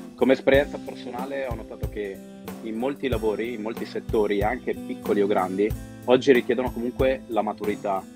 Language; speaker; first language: Italian; early bilingual, other home language; Arabic